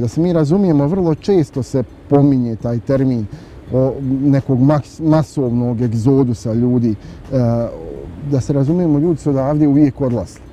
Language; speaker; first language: Bosnian; native; Bosnian